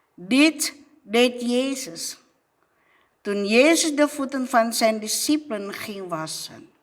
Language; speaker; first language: Dutch; non-native, fluent; Indonesian